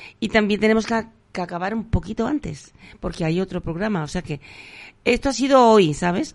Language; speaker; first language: Spanish; native; Spanish